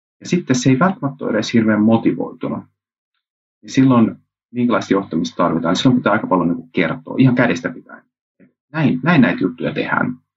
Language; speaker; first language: Finnish; early bilingual, heritage; Finnish